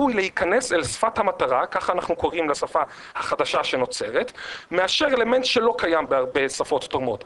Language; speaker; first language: Hebrew; native; Hebrew